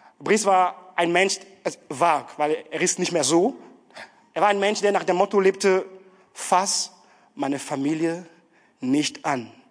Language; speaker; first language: German; non-native, fluent; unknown